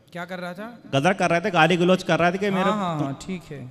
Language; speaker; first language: Hindi; native; Hindi